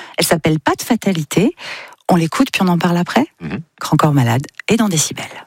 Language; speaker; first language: French; native; French